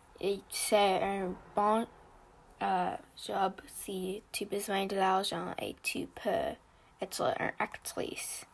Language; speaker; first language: French; non-native, learner; English